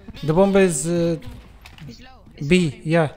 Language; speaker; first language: English; non-native, learner; Portuguese